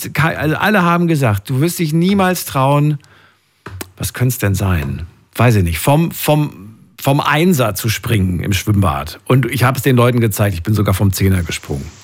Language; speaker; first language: German; native; German